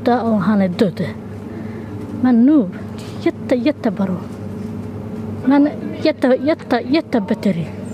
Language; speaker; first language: Swedish; non-native, learner; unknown